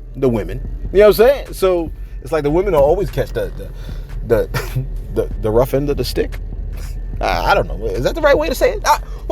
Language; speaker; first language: English; native; English